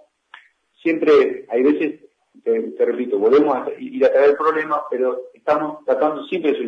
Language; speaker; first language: Spanish; native; Spanish